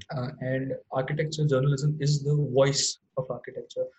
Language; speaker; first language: English; non-native, local second language; Hindi